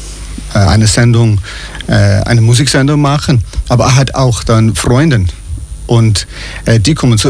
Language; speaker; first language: German; non-native, fluent; English